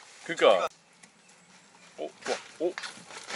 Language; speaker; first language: Korean; native; Korean